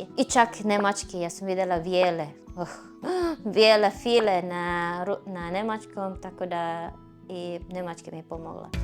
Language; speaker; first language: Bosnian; non-native, fluent; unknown